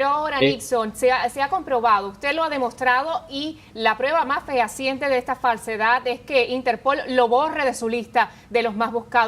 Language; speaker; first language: Spanish; native; Spanish